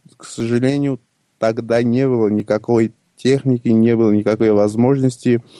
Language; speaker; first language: Russian; non-native, local second language; Armenian